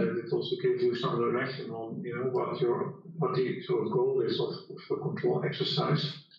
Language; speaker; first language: English; non-native, fluent; Dutch